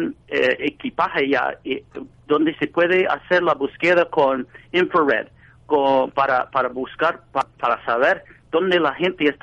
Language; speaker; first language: Spanish; non-native, fluent; English